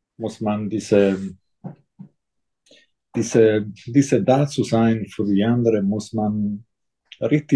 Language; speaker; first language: German; non-native, fluent; Italian